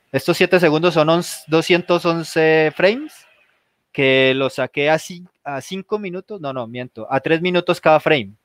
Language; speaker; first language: Spanish; native; Spanish